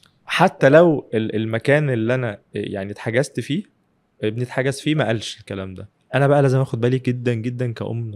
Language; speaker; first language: Arabic; native; Arabic